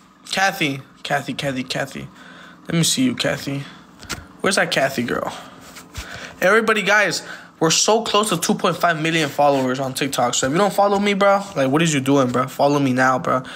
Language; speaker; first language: English; early bilingual, other home language; Spanish